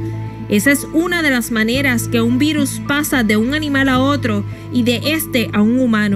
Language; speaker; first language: Spanish; native; Spanish